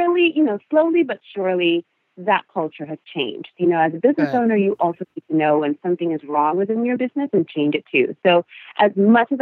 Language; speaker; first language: English; non-native, fluent; Spanish